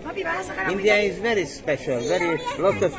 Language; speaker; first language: English; non-native, learner; Hungarian